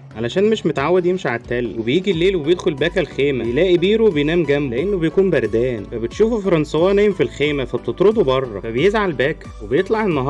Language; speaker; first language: Arabic; native; Arabic